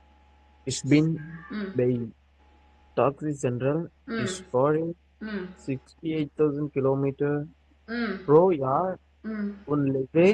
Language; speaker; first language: German; non-native, learner; Tamil